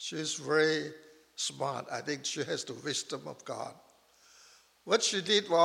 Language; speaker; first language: English; non-native, local second language; Chinese